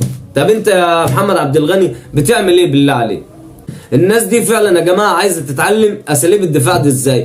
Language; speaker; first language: Arabic; native; Arabic